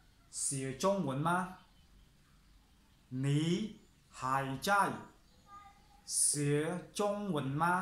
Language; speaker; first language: Chinese; non-native, fluent; Khmer